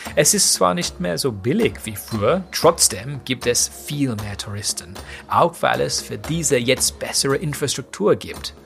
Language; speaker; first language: German; non-native, fluent; English